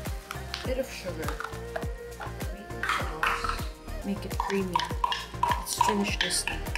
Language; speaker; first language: English; non-native, local second language; Filipino